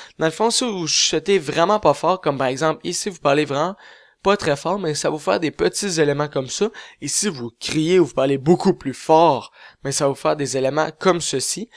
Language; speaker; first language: French; native; French